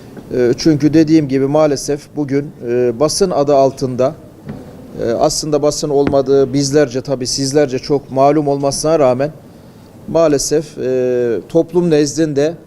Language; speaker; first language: Turkish; native; Turkish